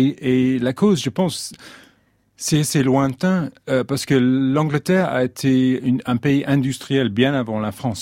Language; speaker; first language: French; non-native, fluent; English